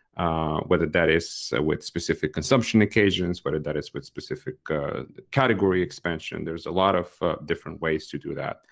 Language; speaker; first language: English; non-native, fluent; Bulgarian